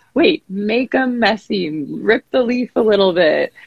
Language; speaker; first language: English; native; English